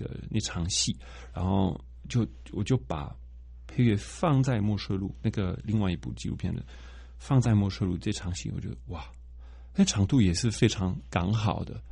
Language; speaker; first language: Chinese; non-native, fluent; French